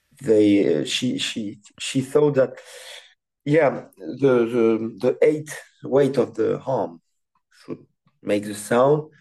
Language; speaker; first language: English; non-native, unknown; French